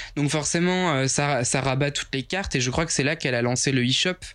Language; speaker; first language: French; native; French